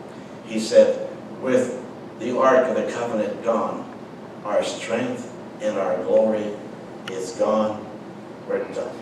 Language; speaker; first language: English; native; English